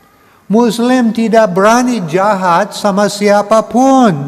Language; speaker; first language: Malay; non-native, learner; English